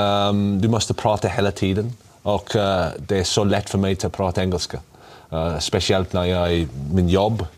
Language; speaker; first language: Swedish; non-native, learner; English